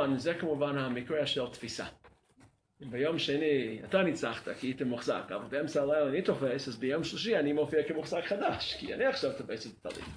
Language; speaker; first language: Hebrew; non-native, fluent; English